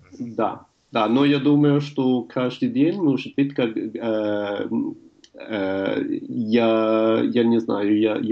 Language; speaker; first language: Russian; non-native, learner; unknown